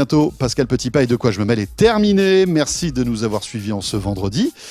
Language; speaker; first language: French; native; French